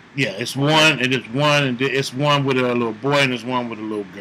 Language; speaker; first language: English; native; English